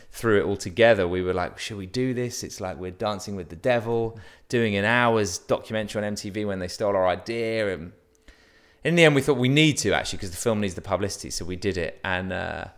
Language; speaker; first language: English; native; English